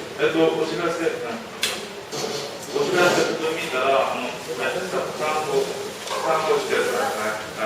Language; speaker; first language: Japanese; non-native, learner; Korean